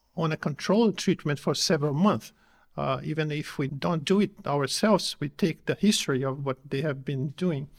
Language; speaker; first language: English; non-native, fluent; Portuguese